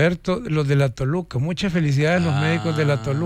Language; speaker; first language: Spanish; native; Spanish